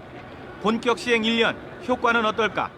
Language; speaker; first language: Korean; native; Korean